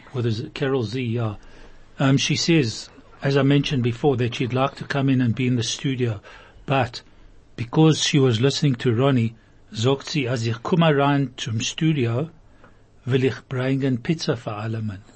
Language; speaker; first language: English; native; English